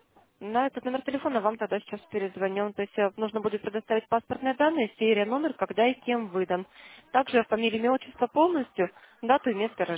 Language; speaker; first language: Russian; native; Russian